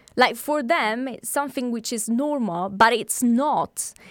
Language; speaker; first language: English; non-native, fluent; Italian